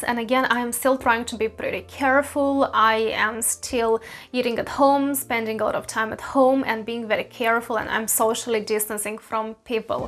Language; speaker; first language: English; non-native, fluent; Russian